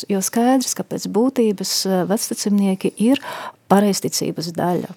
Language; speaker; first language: Latvian; non-native, local second language; Russian